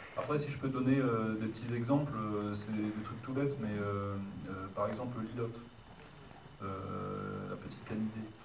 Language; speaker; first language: French; native; French